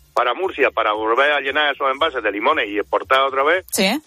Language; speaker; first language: Spanish; native; Spanish